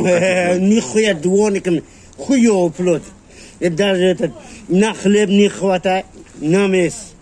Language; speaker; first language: Russian; non-native, local second language; Kyrgyz